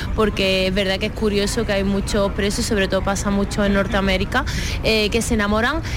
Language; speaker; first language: Spanish; native; Spanish